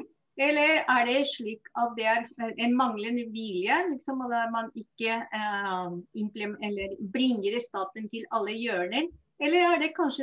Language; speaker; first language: Norwegian; non-native, fluent; Spanish